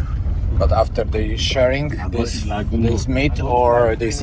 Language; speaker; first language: English; non-native, learner; Polish